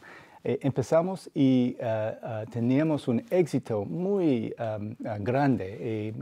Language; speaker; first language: Spanish; non-native, fluent; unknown